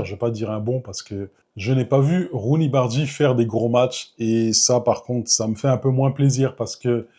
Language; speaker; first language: French; native; French